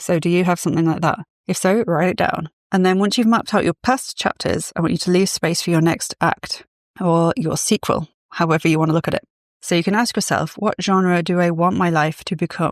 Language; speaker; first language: English; native; English